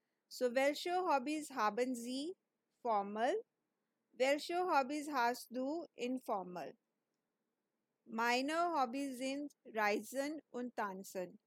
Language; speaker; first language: German; non-native, fluent; Hindi